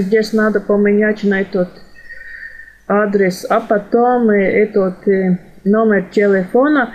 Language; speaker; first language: Russian; non-native, fluent; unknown